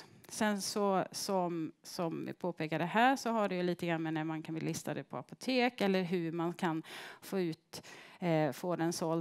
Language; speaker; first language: Swedish; native; Swedish